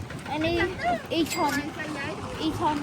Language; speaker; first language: Korean; non-native, learner; Khmer